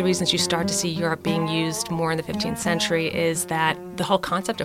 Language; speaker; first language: English; native; English